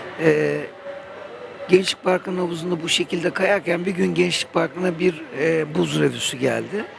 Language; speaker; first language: Turkish; native; Turkish